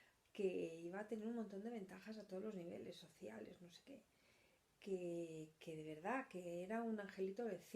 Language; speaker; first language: Spanish; native; Spanish